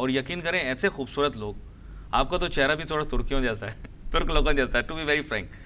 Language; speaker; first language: Urdu; non-native, local second language; Punjabi